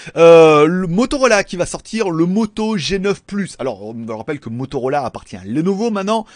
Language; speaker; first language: French; native; French